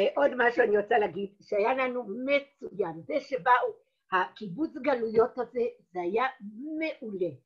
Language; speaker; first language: Hebrew; early bilingual, other home language; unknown